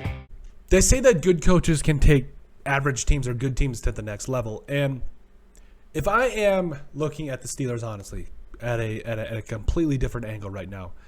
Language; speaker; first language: English; native; English